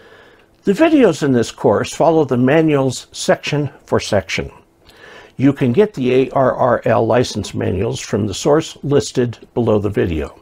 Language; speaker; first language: English; native; English